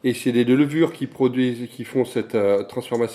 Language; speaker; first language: French; native; French